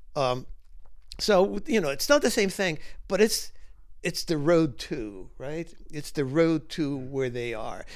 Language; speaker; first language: English; early bilingual, other home language; Spanish